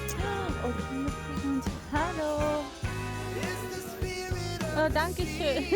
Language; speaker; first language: German; non-native, learner; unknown